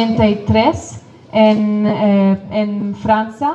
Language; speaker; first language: Spanish; non-native, fluent; Kurdish